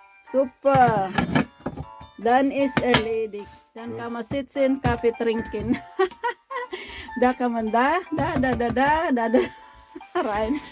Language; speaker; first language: German; non-native, learner; Filipino